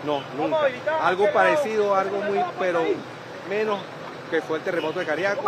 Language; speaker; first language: Spanish; native; Spanish